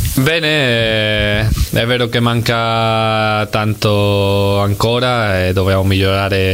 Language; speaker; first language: Italian; non-native, fluent; Spanish